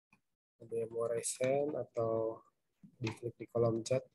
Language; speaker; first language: Indonesian; native; Indonesian